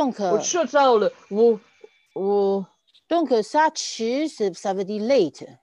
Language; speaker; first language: French; non-native, learner; Chinese